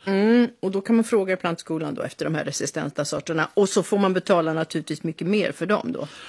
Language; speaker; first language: Swedish; native; Swedish